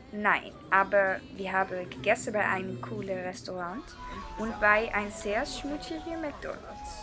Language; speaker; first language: German; non-native, learner; Dutch